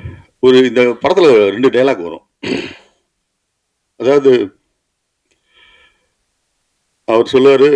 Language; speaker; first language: Tamil; native; Tamil